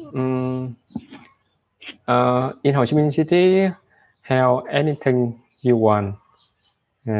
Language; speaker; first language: English; non-native, learner; Vietnamese